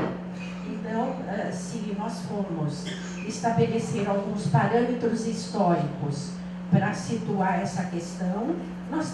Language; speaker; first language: Portuguese; native; Portuguese